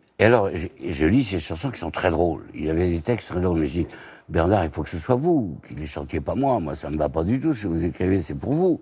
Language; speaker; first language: French; native; French